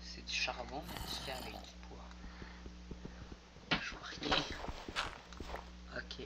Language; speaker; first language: French; native; French